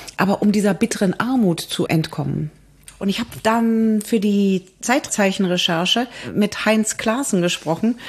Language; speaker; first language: German; native; German